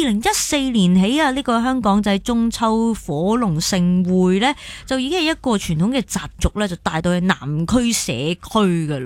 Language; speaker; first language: Cantonese; native; Cantonese